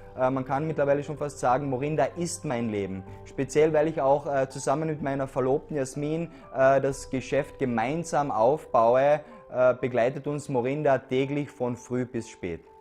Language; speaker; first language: German; native; German